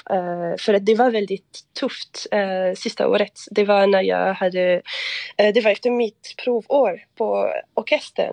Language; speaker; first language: Swedish; non-native, fluent; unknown